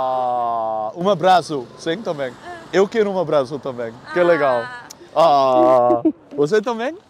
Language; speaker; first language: Portuguese; non-native, learner; Dutch